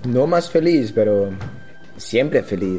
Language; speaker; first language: Spanish; non-native, learner; German